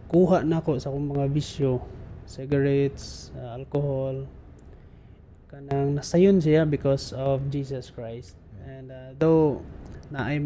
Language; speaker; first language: English; non-native, local second language; Cebuano